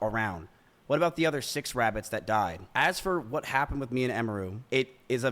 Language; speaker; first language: English; native; English